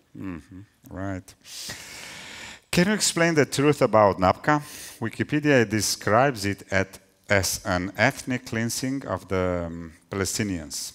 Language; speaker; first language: English; non-native, fluent; Romanian